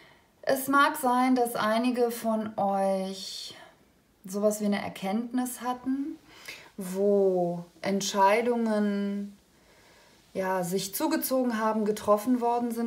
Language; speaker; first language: German; native; German